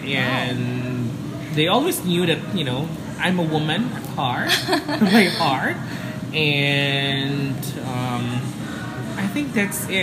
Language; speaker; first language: English; non-native, local second language; Cebuano